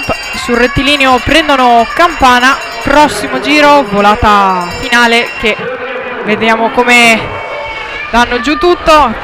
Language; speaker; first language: Italian; native; Italian